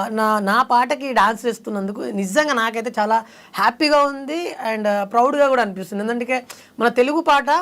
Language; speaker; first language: Telugu; non-native, local second language; Lambadi